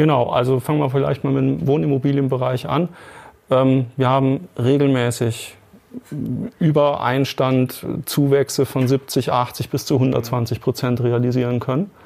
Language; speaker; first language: German; native; German